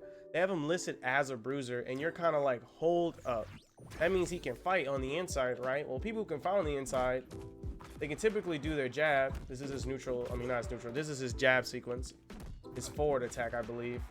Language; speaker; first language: English; native; English